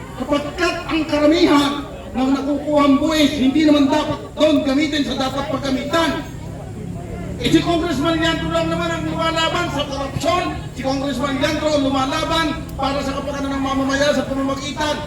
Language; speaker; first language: Filipino; native; Filipino